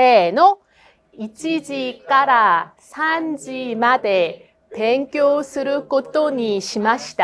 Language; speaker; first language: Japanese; non-native, fluent; Korean